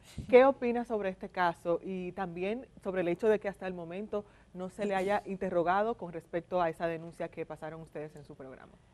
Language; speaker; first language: Spanish; native; Spanish